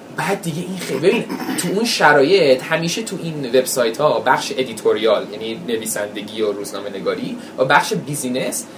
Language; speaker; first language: Persian; early bilingual, heritage; Persian